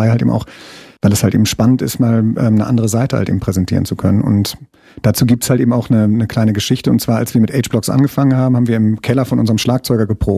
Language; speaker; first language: German; native; German